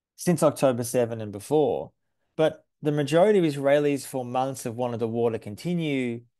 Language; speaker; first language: English; native; English